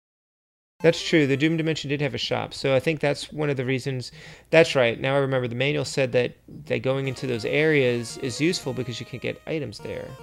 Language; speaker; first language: English; native; English